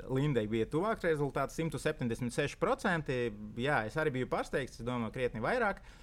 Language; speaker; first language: Latvian; non-native, local second language; Russian